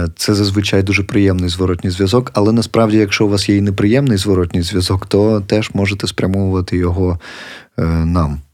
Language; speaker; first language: Ukrainian; native; Ukrainian